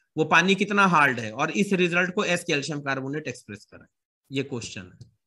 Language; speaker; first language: Hindi; native; Hindi